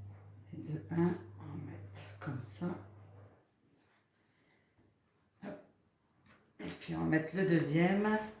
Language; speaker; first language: French; native; French